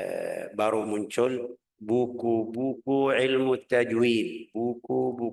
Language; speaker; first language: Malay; non-native, fluent; Arabic